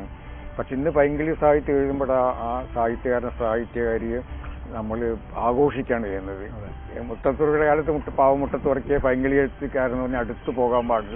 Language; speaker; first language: Malayalam; native; Malayalam